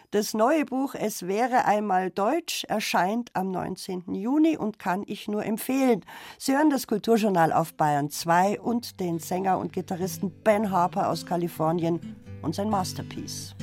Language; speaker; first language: German; native; German